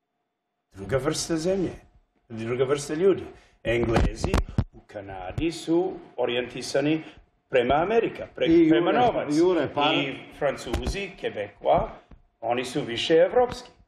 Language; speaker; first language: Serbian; early bilingual, heritage; English